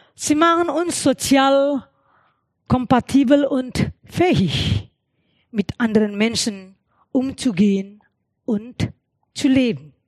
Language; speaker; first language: German; non-native, learner; Indonesian